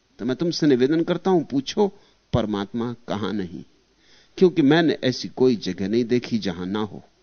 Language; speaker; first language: Hindi; native; Hindi